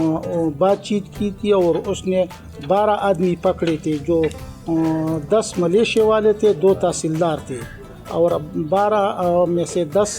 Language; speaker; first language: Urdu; non-native, local second language; Pashto